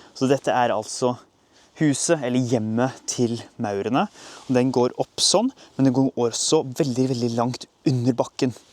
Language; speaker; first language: Norwegian; native; Norwegian